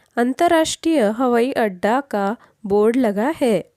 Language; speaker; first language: Hindi; non-native, local second language; Marathi